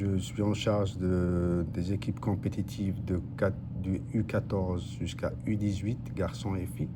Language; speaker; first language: French; non-native, local second language; Arabic